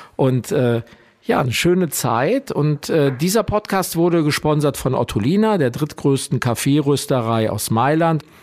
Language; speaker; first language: German; native; German